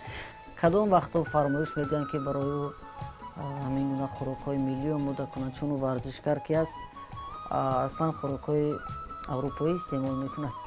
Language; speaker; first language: Persian; native; Persian